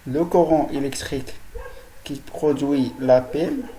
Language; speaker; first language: French; non-native, local second language; Arabic